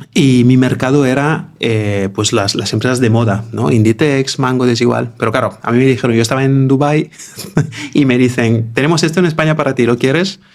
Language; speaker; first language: Spanish; non-native, fluent; Italian